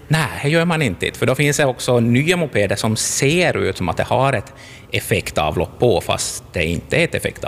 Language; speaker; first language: Swedish; native; Swedish